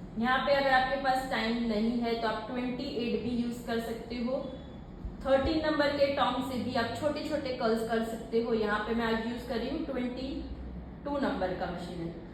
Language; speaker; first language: Hindi; native; Hindi